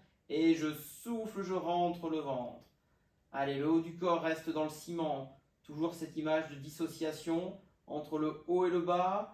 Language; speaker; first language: French; native; French